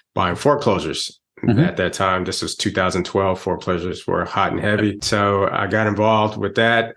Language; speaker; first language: English; native; English